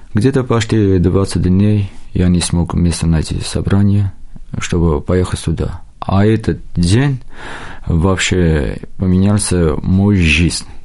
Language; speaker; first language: Russian; non-native, local second language; Armenian